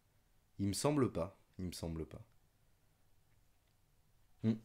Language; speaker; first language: French; native; French